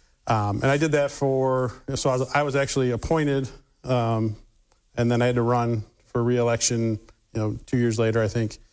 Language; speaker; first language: English; native; English